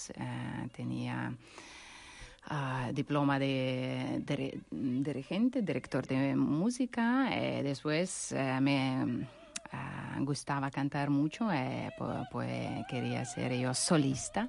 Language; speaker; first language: Spanish; non-native, learner; Russian